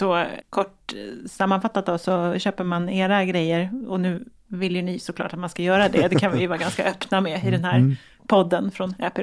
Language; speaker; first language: Swedish; native; Swedish